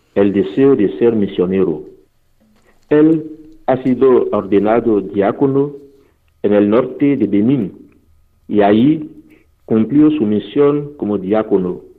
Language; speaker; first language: Spanish; non-native, fluent; Fon